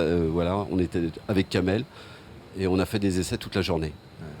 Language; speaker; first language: French; native; French